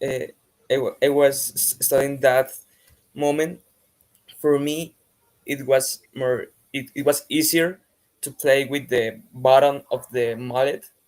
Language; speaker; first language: English; non-native, fluent; Spanish